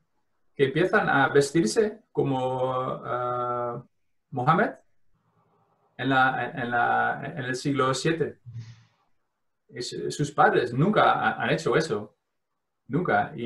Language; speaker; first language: Spanish; non-native, fluent; Dutch